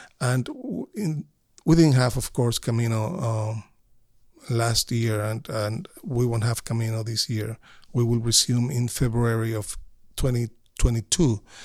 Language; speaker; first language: English; non-native, fluent; Spanish